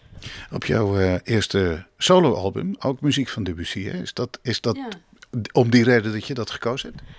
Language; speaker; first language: Dutch; native; Dutch